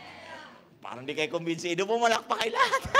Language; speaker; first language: Filipino; native; Filipino